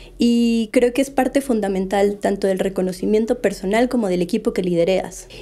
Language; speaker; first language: Spanish; native; Spanish